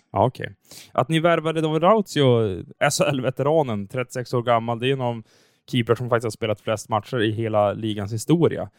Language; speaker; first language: Swedish; native; Swedish